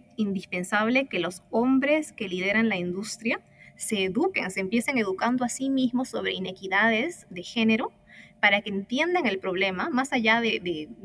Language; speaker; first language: Spanish; native; Spanish